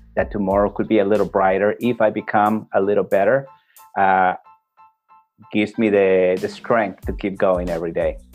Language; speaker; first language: English; non-native, fluent; Spanish